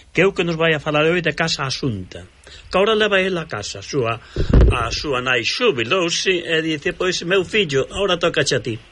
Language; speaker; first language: Galician; native; Galician